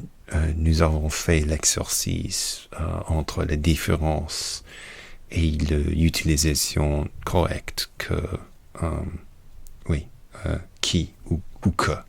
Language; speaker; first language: French; non-native, learner; English